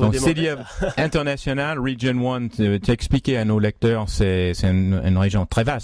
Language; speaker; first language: French; native; French